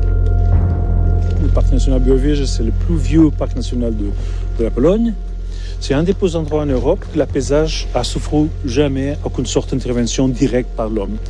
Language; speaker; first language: French; non-native, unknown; Portuguese